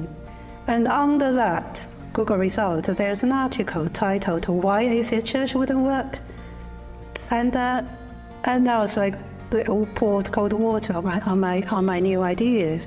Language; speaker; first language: English; non-native, fluent; Chinese